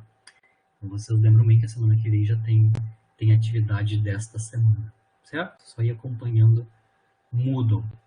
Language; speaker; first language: Portuguese; native; Portuguese